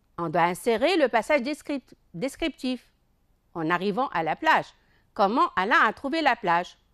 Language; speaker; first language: French; non-native, local second language; Arabic